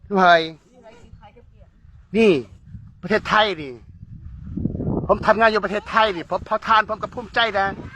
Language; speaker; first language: Thai; non-native, learner; Khmer